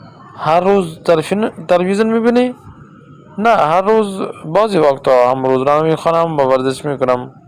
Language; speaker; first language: Persian; non-native, fluent; Urdu